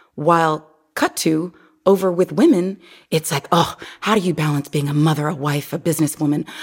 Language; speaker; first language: English; native; English